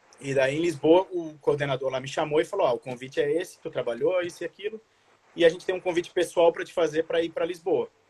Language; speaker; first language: Portuguese; native; Portuguese